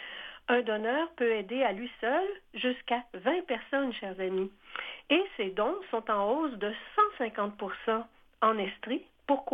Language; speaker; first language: French; native; French